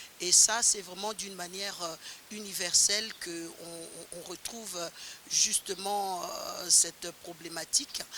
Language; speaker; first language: French; non-native, local second language; Lingala